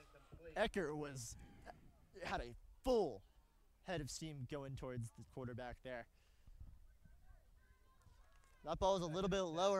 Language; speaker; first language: English; native; English